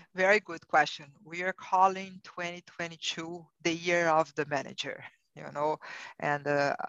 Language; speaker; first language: English; non-native, fluent; Portuguese